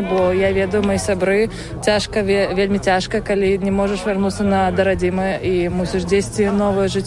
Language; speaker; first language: Polish; non-native, learner; Russian